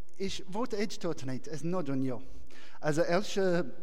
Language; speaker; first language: Hungarian; non-native, learner; English